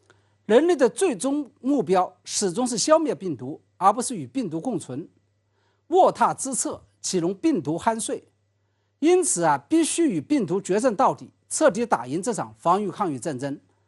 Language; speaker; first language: Chinese; native; Chinese